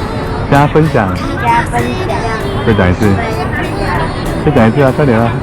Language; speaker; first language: Chinese; native; Chinese